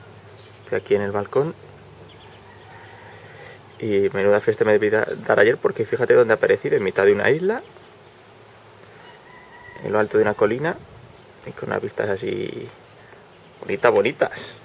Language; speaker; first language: Spanish; native; Spanish